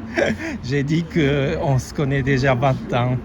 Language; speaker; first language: French; non-native, learner; Japanese